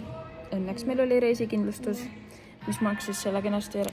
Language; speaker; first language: Estonian; native; Estonian